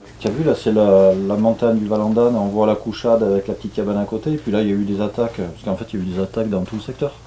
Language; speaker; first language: French; native; French